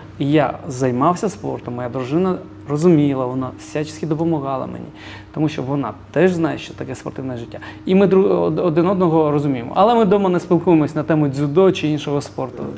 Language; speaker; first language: Ukrainian; early bilingual, other home language; Georgian